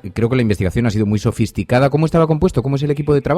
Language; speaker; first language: Spanish; native; Spanish